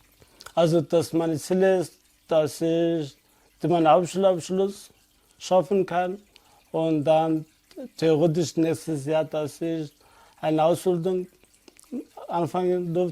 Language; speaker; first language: German; non-native, learner; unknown